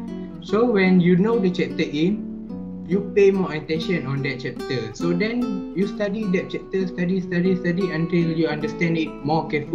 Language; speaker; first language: English; non-native, learner; Malay